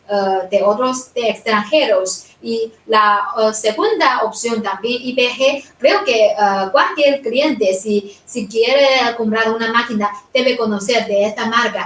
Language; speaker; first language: Spanish; non-native, fluent; Chinese